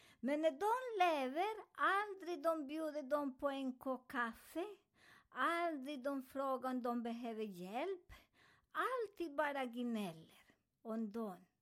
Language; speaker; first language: Swedish; non-native, fluent; Spanish